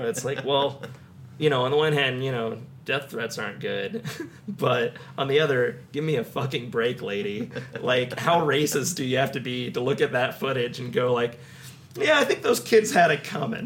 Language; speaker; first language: English; native; English